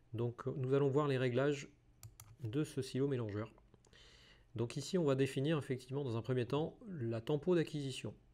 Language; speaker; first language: French; native; French